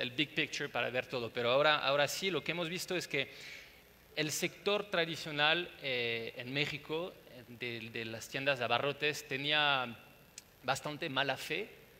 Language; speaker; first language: Spanish; non-native, fluent; French